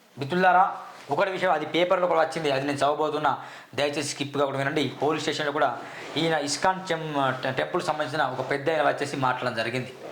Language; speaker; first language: Telugu; native; Telugu